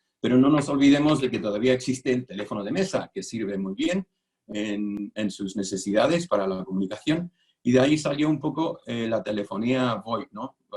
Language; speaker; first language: Spanish; non-native, fluent; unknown